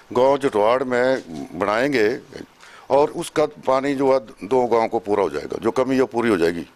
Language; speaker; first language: Hindi; native; Hindi